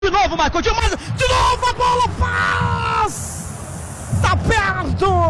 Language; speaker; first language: Portuguese; native; Portuguese